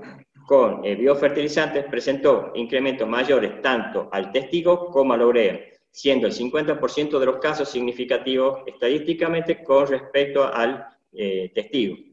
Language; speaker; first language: Spanish; native; Spanish